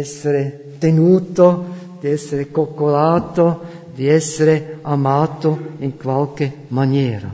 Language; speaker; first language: Italian; non-native, fluent; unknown